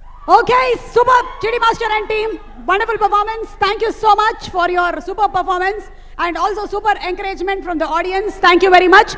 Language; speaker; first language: Telugu; native; Telugu